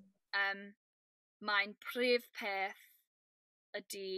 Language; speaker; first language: Welsh; non-native, learner; English